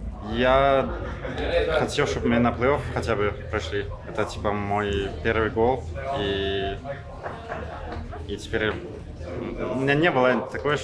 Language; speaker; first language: Russian; non-native, fluent; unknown